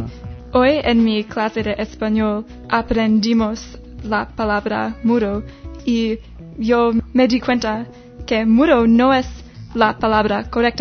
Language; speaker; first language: Spanish; non-native, learner; English